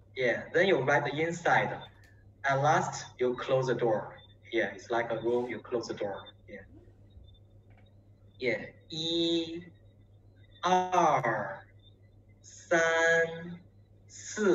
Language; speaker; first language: English; non-native, learner; Chinese